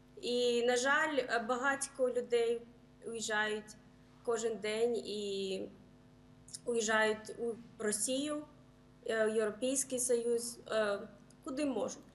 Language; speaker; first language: Ukrainian; early bilingual, heritage; Ukrainian